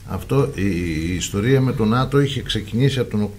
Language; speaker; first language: Greek; native; Greek